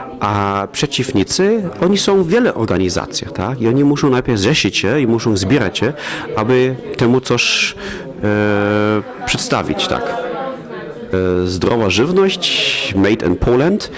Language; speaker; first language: Polish; non-native, fluent; German